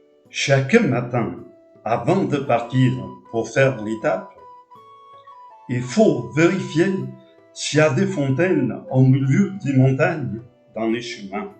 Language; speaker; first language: French; non-native, fluent; Portuguese